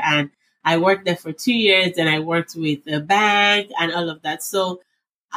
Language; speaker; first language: English; non-native, local second language; Yoruba